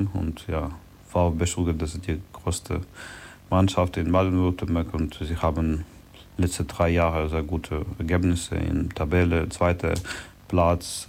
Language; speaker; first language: German; non-native, learner; Ukrainian